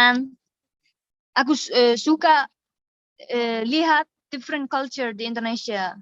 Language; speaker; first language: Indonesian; non-native, learner; Icelandic